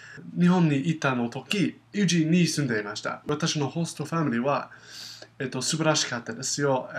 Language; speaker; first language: Japanese; non-native, learner; English